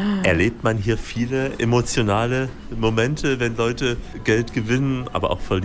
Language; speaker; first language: German; native; German